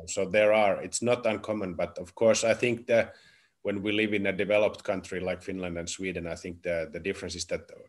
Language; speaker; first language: English; non-native, fluent; Finnish